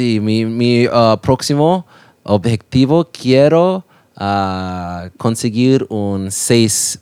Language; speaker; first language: Spanish; non-native, learner; English